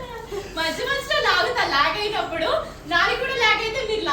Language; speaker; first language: Telugu; native; Telugu